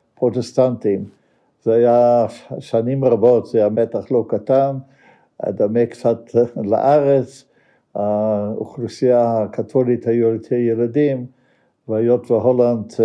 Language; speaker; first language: Hebrew; non-native, fluent; Dutch